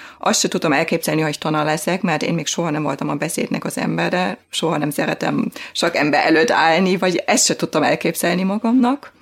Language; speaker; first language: Hungarian; non-native, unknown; German